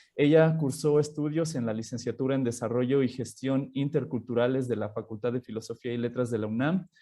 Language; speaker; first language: Spanish; native; Spanish